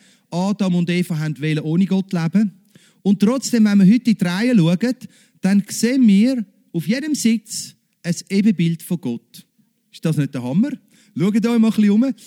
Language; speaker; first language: German; native; German